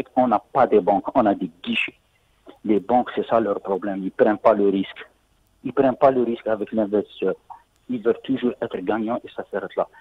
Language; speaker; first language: French; non-native, local second language; Arabic